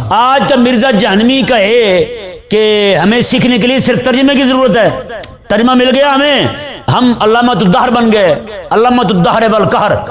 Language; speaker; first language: Urdu; non-native, local second language; Punjabi